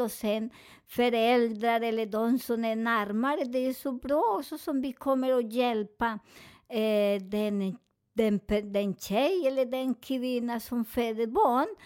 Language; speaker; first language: Swedish; non-native, fluent; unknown